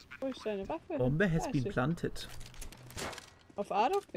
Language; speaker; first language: German; native; German